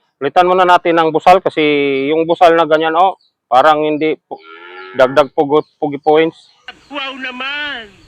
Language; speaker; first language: Filipino; non-native, local second language; Cebuano